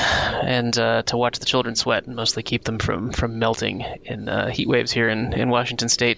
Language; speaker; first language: English; native; English